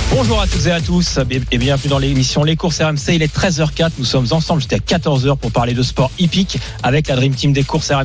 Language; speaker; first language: French; native; French